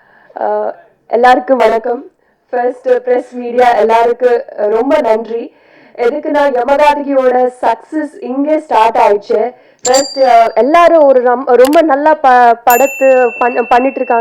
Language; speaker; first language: Tamil; non-native, learner; Telugu